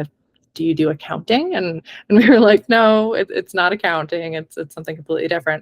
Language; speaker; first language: English; native; English